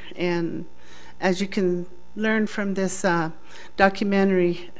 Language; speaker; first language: English; native; English